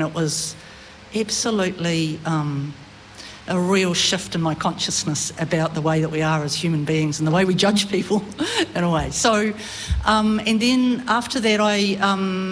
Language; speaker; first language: English; native; English